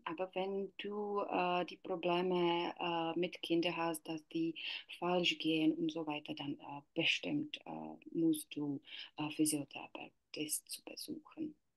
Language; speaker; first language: German; non-native, learner; Czech